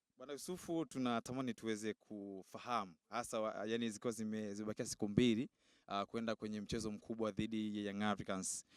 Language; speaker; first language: Swahili; native; Swahili